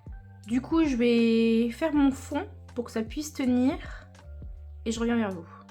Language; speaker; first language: French; native; French